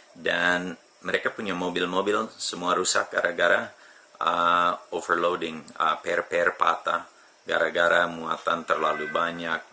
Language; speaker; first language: Indonesian; non-native, fluent; English